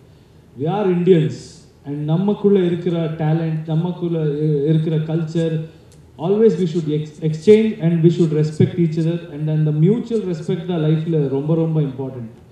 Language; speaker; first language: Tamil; non-native, learner; Kannada